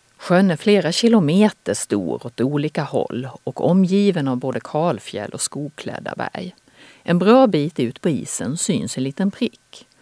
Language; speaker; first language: Swedish; native; Swedish